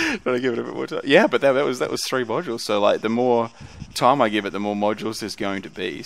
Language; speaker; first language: English; native; English